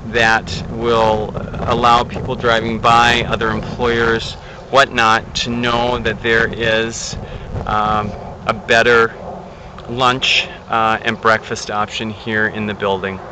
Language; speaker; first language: English; native; English